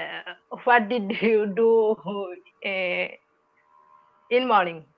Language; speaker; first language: English; non-native, learner; Odia